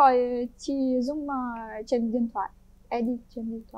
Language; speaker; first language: Vietnamese; non-native, fluent; Ukrainian